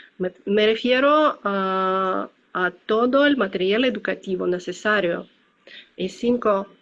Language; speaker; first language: Spanish; non-native, learner; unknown